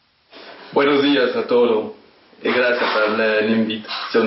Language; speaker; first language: Spanish; non-native, fluent; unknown